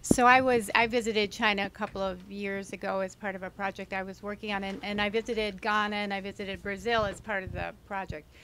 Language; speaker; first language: English; non-native, fluent; Tibetan